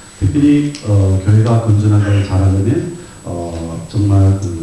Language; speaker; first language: Korean; native; Korean